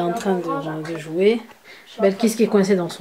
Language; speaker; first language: French; native; French